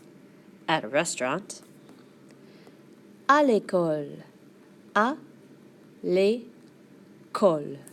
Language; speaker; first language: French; non-native, fluent; English